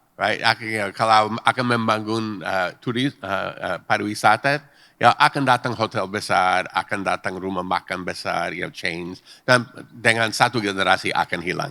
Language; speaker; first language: Indonesian; non-native, fluent; English